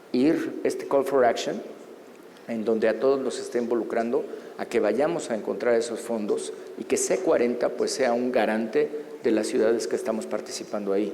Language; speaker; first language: Spanish; native; Spanish